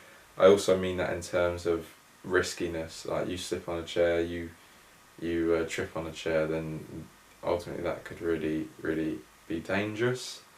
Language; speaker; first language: English; native; English